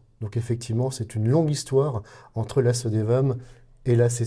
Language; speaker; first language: French; native; French